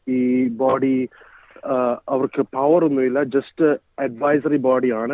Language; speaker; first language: Malayalam; early bilingual, heritage; Malayalam